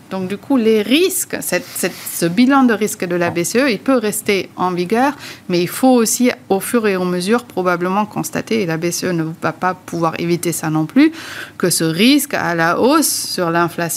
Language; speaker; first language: French; native; French